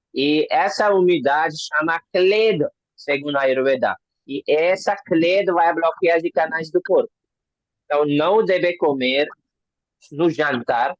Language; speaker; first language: Portuguese; non-native, learner; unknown